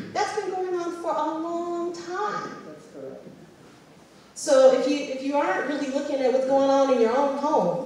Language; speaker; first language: English; native; English